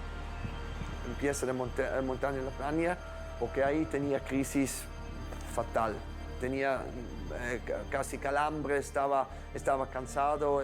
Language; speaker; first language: Spanish; non-native, fluent; German